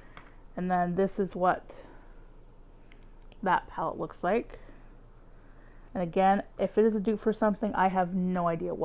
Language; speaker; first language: English; native; English